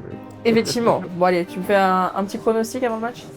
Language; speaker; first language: French; native; French